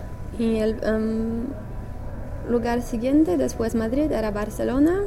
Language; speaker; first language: Spanish; non-native, learner; English